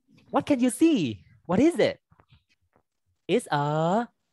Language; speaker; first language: English; non-native, fluent; Vietnamese